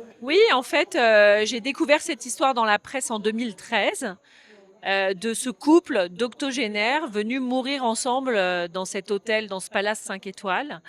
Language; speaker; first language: French; native; French